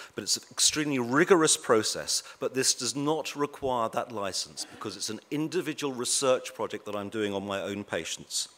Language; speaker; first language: English; native; English